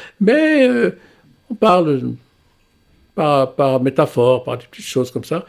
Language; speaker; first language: French; non-native, local second language; Arabic